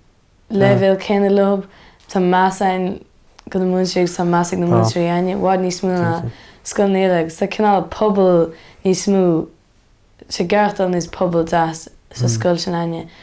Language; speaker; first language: Irish; native; Irish